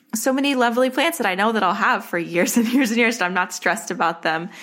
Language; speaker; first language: English; native; English